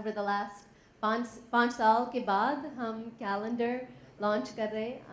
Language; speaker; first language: Hindi; non-native, learner; English